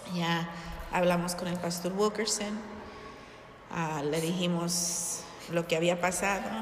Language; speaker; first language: Spanish; early bilingual, heritage; Spanish